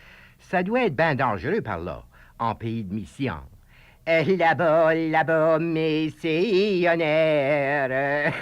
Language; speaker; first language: French; native; French